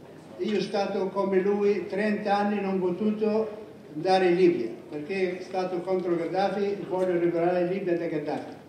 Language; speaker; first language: Italian; non-native, learner; Arabic